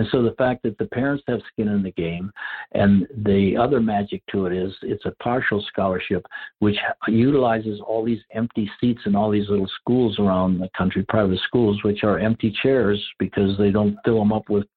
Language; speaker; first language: English; native; English